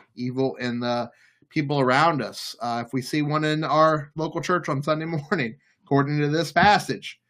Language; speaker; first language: English; native; English